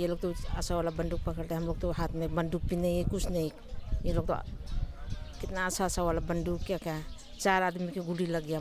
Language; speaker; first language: Hindi; non-native, local second language; Manipuri